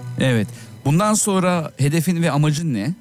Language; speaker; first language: Turkish; native; Turkish